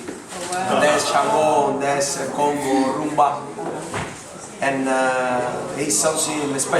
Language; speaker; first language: English; non-native, learner; Spanish